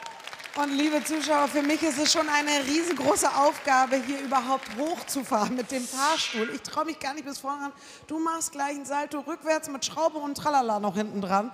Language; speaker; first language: German; native; German